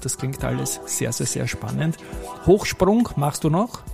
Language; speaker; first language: German; native; German